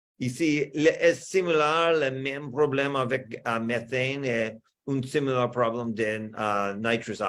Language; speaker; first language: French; non-native, learner; English